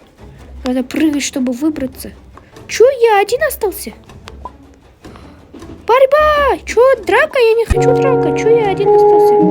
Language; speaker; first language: Russian; non-native, local second language; Kazakh